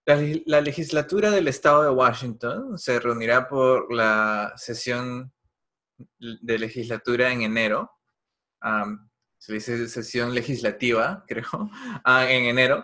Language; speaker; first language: Spanish; non-native, fluent; English